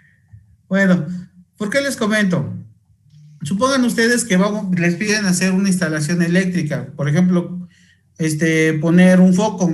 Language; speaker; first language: Spanish; native; Spanish